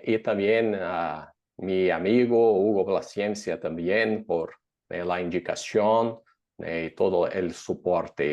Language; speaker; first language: Spanish; non-native, fluent; Portuguese